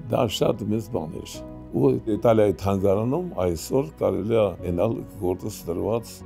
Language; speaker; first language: Armenian; early bilingual, heritage; Armenian